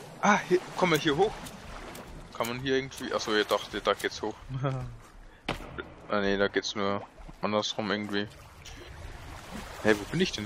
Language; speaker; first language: German; native; German